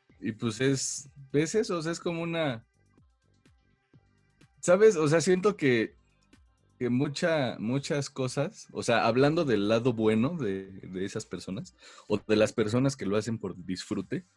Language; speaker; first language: Spanish; native; Spanish